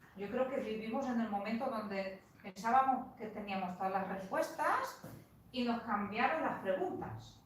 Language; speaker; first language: Spanish; non-native, fluent; Polish